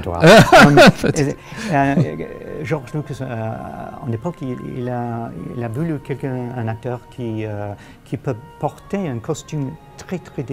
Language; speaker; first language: French; non-native, fluent; English